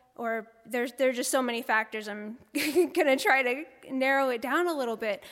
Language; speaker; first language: English; native; English